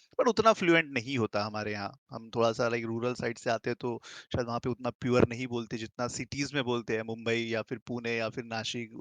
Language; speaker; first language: Hindi; native; Hindi